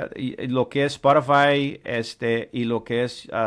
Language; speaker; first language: Spanish; early bilingual, heritage; Spanish